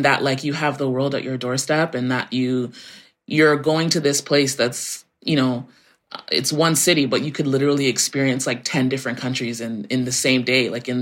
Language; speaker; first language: English; native; English